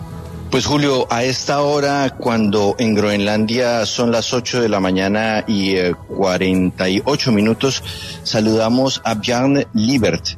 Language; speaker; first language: Spanish; native; Spanish